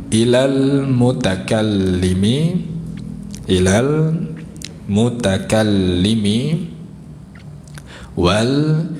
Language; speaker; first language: Arabic; non-native, fluent; Indonesian